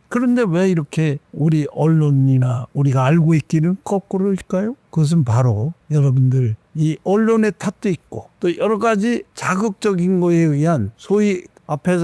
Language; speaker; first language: Korean; native; Korean